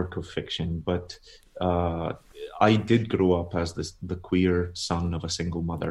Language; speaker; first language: English; native; English